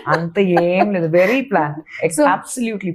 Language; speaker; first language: Telugu; non-native, learner; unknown